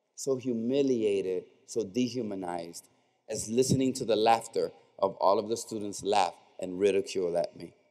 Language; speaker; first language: English; native; English